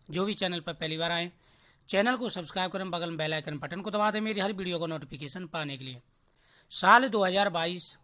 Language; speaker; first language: Hindi; native; Hindi